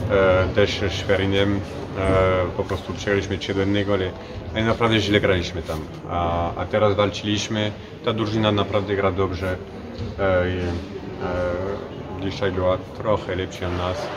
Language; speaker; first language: Polish; non-native, fluent; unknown